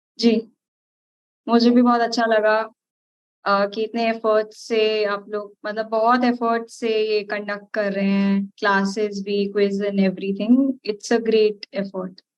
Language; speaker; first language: Hindi; native; Hindi